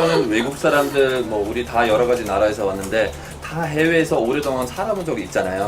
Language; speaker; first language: Korean; non-native, fluent; German